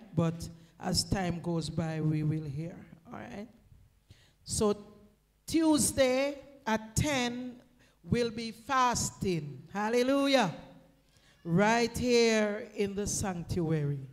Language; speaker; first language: English; non-native, local second language; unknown